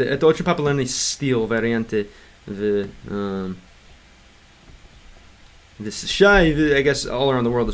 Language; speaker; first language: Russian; non-native, learner; English